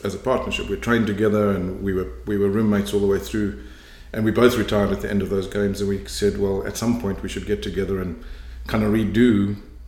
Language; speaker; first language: English; native; English